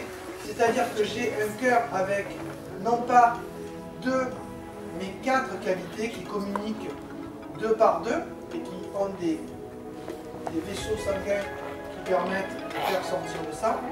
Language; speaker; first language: French; native; French